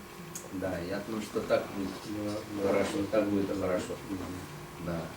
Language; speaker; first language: Russian; non-native, fluent; Chinese